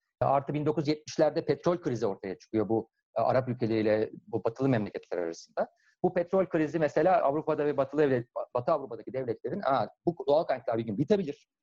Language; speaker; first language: Turkish; native; Turkish